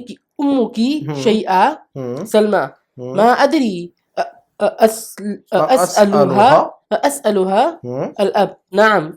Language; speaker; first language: Arabic; non-native, learner; Urdu